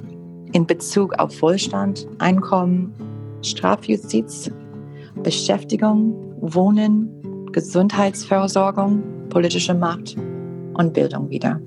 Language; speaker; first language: German; non-native, fluent; English